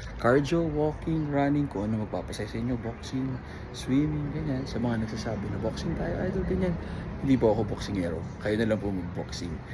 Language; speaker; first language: Filipino; native; Filipino